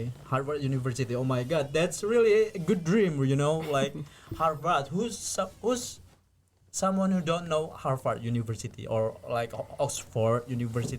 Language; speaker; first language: English; non-native, fluent; Indonesian